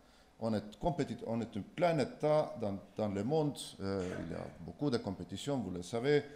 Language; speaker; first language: French; non-native, fluent; Estonian